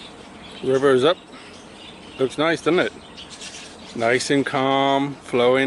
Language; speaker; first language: English; native; English